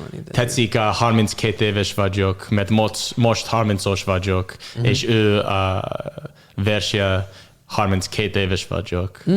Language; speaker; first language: Hungarian; non-native, learner; English